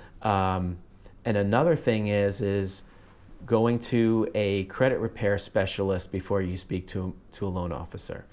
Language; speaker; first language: English; native; English